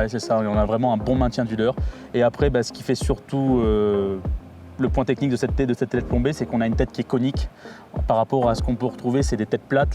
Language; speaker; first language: French; native; French